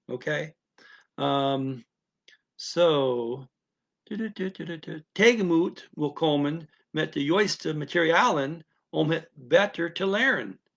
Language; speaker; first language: Dutch; non-native, learner; English